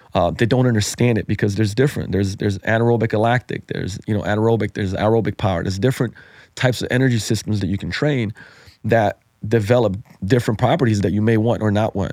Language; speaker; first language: English; non-native, fluent; Slovenian